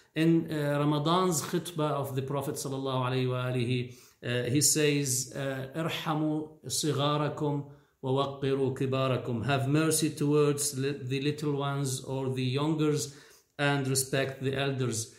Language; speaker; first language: English; non-native, fluent; Arabic